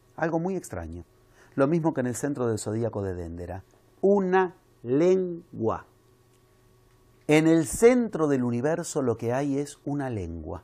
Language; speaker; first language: Spanish; native; Spanish